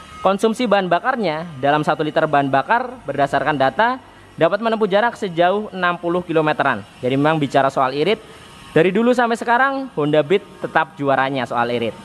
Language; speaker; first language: Indonesian; native; Indonesian